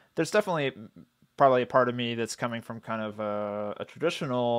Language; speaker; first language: English; native; English